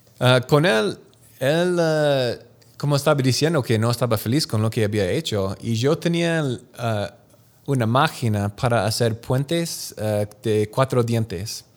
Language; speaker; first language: Spanish; non-native, learner; English